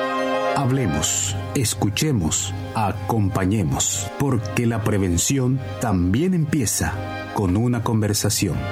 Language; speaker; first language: Spanish; native; Spanish